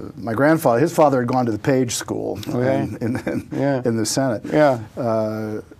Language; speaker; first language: English; native; English